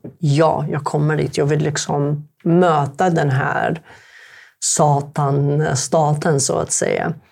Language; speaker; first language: Swedish; non-native, fluent; Arabic